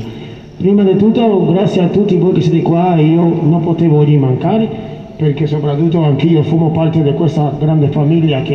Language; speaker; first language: Italian; non-native, fluent; Spanish